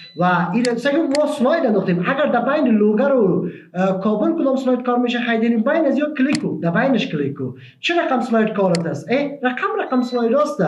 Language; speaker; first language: Persian; native; Persian